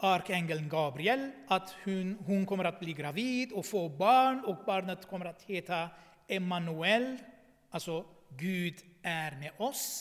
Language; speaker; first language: Swedish; non-native, fluent; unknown